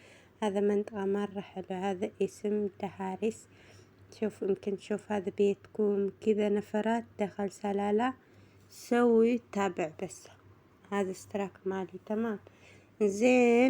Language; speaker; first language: Arabic; non-native, learner; Amharic